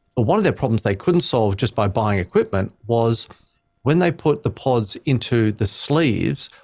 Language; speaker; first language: English; native; English